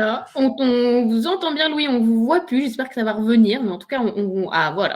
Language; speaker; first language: French; native; French